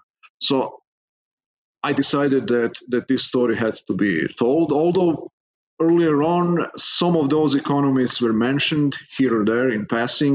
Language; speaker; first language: English; non-native, fluent; Serbian